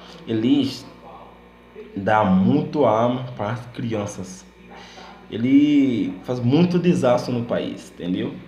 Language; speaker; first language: Portuguese; non-native, learner; Haitian Creole